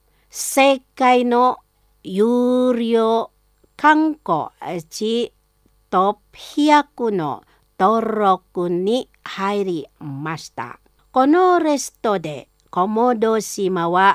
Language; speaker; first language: Japanese; non-native, fluent; Indonesian